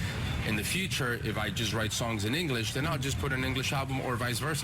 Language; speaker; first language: English; early bilingual, other home language; Spanish